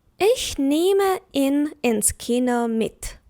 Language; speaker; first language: German; non-native, fluent; Ukrainian